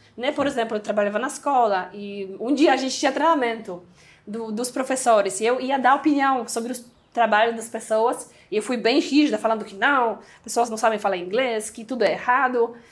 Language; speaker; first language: Portuguese; non-native, fluent; Polish